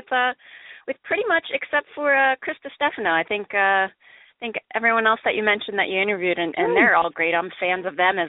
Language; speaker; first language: English; native; English